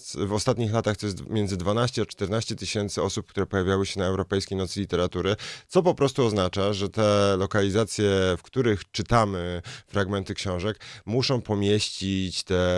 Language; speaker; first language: Polish; native; Polish